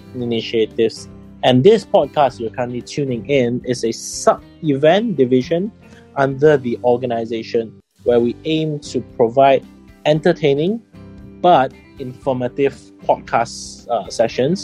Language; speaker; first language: English; non-native, local second language; Chinese